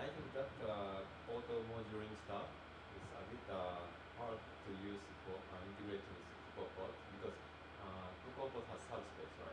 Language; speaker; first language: English; non-native, learner; Japanese